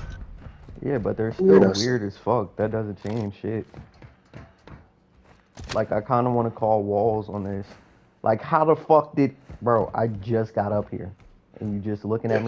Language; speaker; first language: English; native; English